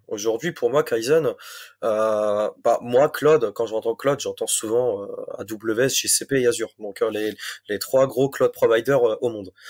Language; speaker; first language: French; native; French